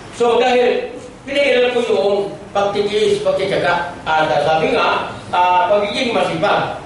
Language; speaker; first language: Filipino; non-native, local second language; Cebuano